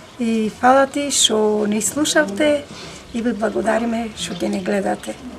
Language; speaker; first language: Macedonian; non-native, local second language; Romany